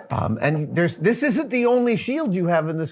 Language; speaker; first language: English; native; English